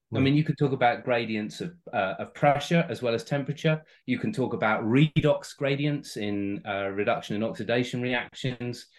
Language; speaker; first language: English; native; English